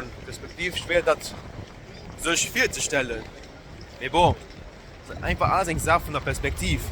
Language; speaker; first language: German; non-native, local second language; Luxembourgish